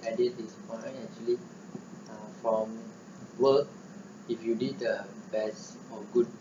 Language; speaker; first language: English; non-native, learner; Malay